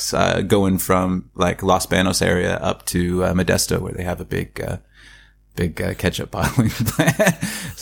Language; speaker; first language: English; native; English